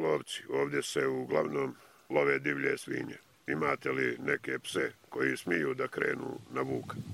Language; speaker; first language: Croatian; native; Croatian